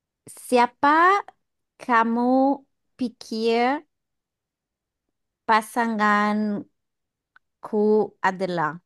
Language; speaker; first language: Indonesian; non-native, learner; English